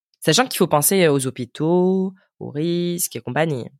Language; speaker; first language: French; native; French